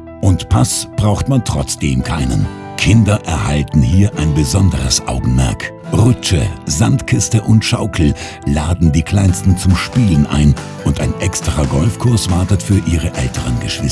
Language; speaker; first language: German; native; German